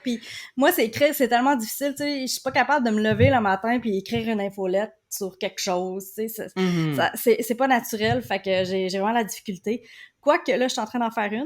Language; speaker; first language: French; native; French